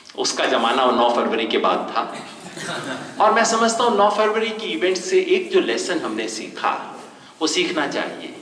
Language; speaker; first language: Hindi; native; Hindi